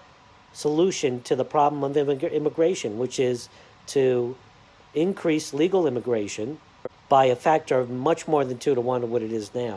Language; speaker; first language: English; native; English